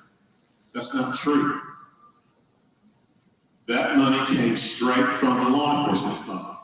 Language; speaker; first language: English; native; English